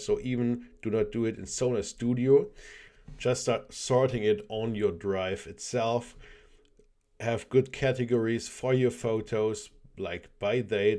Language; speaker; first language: English; non-native, fluent; German